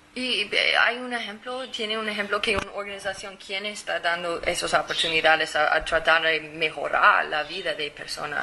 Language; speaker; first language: Spanish; non-native, fluent; English